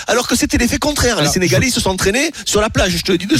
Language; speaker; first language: French; native; French